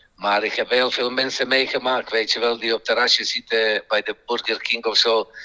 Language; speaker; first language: Dutch; non-native, fluent; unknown